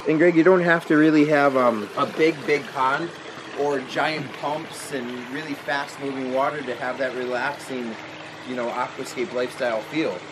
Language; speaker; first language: English; native; English